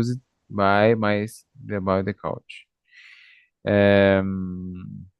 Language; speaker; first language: English; non-native, learner; Portuguese